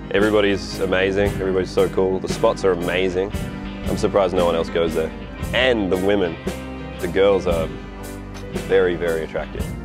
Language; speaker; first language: English; native; English